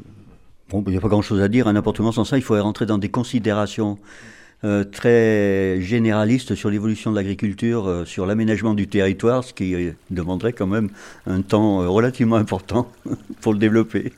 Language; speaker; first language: French; native; French